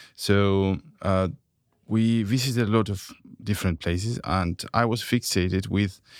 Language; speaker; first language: English; non-native, fluent; Spanish